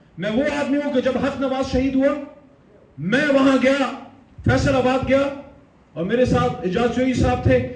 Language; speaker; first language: Urdu; non-native, local second language; Pashto